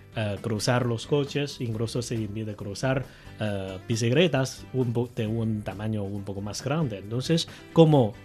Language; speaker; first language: Spanish; non-native, fluent; Chinese